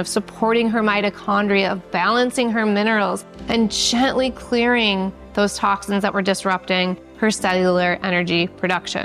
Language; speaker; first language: English; native; English